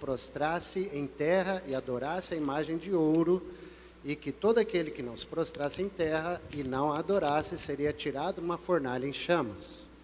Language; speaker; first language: Portuguese; native; Portuguese